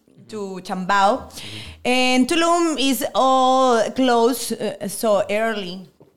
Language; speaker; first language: English; non-native, learner; Spanish